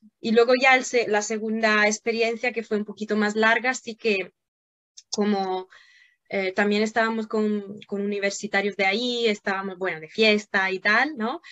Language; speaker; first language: Spanish; non-native, fluent; Italian